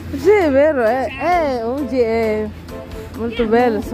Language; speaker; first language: Italian; non-native, fluent; Filipino